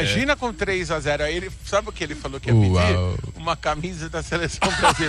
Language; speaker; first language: Portuguese; native; Portuguese